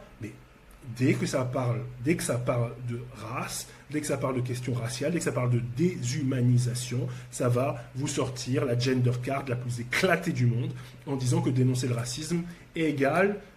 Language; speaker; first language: French; native; French